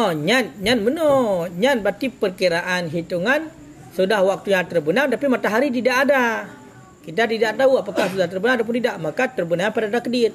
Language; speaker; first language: Malay; non-native, local second language; Achinese